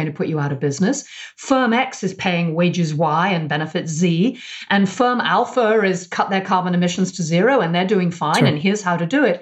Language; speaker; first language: English; native; English